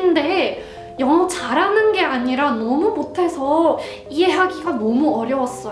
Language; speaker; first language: Korean; non-native, fluent; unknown